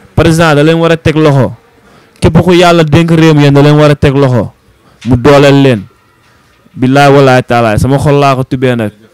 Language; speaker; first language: Wolof; native; Wolof